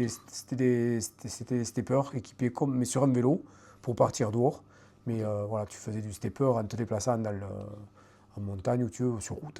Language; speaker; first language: French; native; French